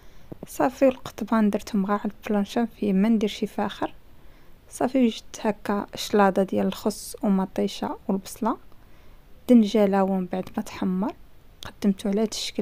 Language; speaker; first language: Arabic; native; Arabic